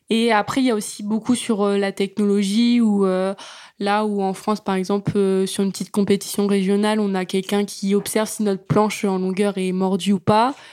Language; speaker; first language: French; native; French